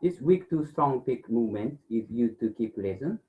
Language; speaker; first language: English; non-native, learner; Japanese